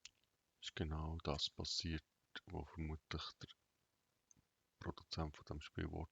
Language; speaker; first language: German; native; German